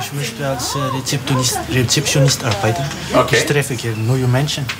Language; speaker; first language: German; non-native, learner; Malagasy